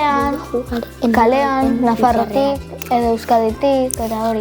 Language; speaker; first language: Basque; non-native, local second language; Spanish